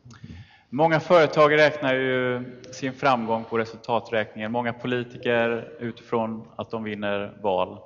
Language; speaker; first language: Swedish; native; Swedish